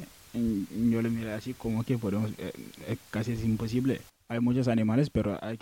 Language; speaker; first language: Spanish; non-native, learner; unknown